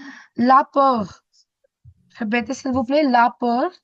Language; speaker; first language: French; non-native, fluent; Hindi